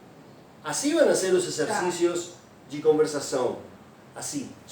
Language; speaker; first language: Portuguese; non-native, fluent; Spanish